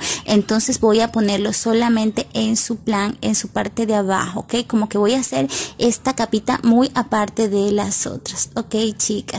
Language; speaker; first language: Spanish; native; Spanish